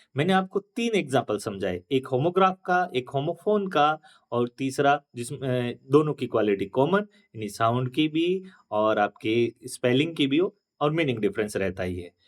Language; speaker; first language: Hindi; native; Hindi